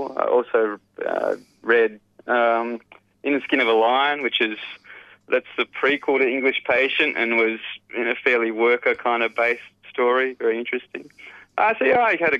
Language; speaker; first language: English; native; English